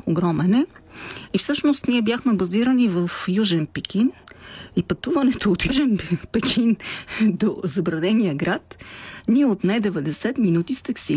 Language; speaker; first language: Bulgarian; native; Bulgarian